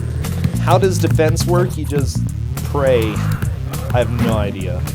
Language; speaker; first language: English; native; English